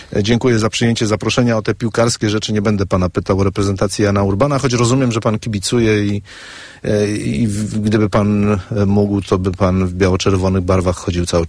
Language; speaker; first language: Polish; native; Polish